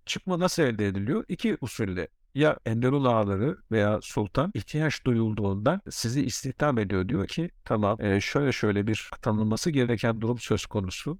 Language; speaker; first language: Turkish; native; Turkish